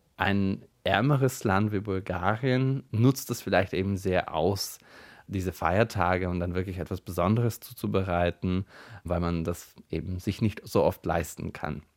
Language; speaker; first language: German; non-native, fluent; Bulgarian